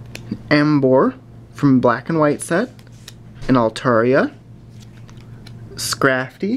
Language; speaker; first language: English; native; English